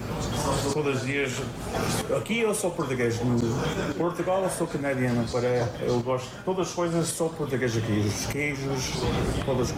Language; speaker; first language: Portuguese; early bilingual, heritage; Portuguese